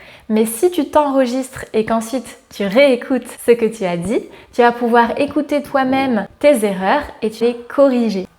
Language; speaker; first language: French; native; French